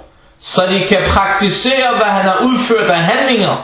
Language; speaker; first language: Danish; early bilingual, other home language; Arabic